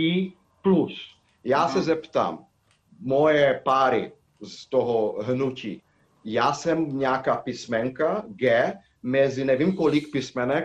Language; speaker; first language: Czech; non-native, fluent; Portuguese